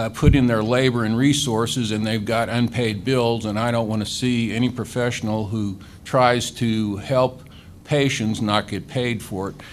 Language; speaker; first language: English; native; English